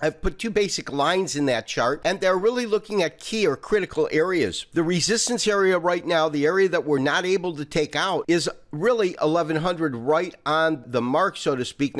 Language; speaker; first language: English; native; English